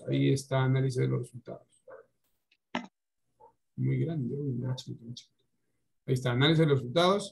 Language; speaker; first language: Spanish; native; Spanish